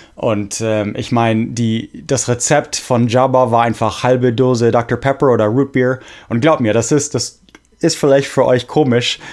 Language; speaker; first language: German; non-native, fluent; English